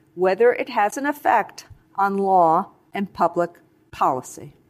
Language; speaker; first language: English; non-native, fluent; Chinese